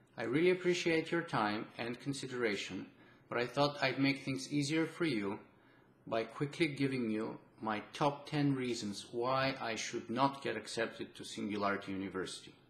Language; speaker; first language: English; non-native, fluent; Bulgarian